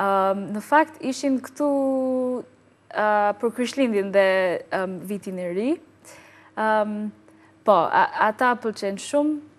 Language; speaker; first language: Albanian; non-native, learner; English